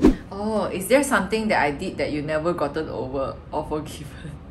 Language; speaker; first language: English; non-native, local second language; Chinese